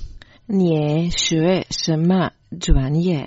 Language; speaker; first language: Chinese; non-native, learner; Croatian